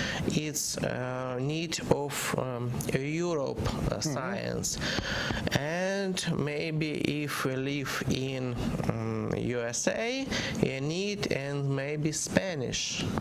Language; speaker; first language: English; non-native, learner; Ukrainian